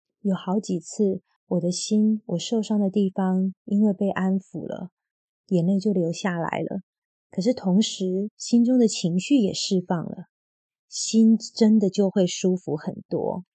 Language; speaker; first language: Chinese; native; Chinese